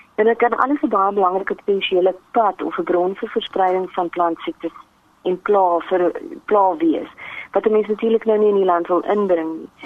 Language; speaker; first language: Afrikaans; native; Afrikaans